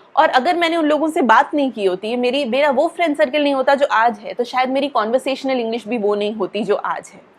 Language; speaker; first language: Hindi; native; Hindi